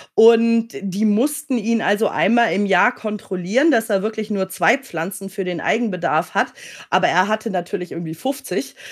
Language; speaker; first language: German; native; German